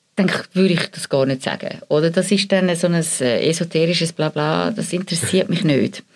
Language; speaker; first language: German; native; German